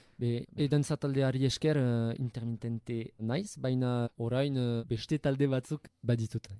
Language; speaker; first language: Basque; non-native, local second language; French